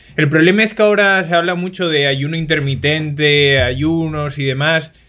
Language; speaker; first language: Spanish; native; Spanish